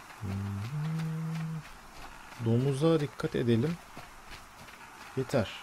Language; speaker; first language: Turkish; native; Turkish